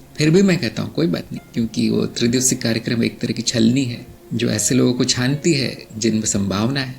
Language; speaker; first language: Hindi; non-native, local second language; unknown